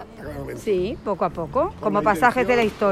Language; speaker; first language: Spanish; native; Spanish